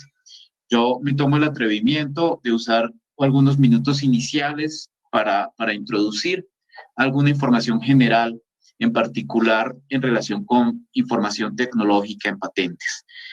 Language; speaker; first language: Spanish; native; Spanish